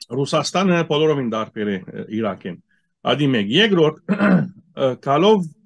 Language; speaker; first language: Armenian; early bilingual, heritage; Armenian